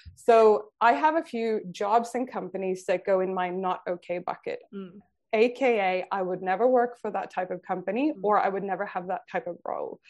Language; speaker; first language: English; non-native, fluent; Swedish